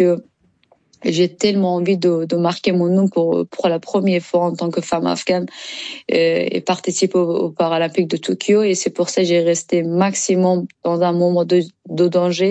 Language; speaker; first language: French; non-native, learner; Persian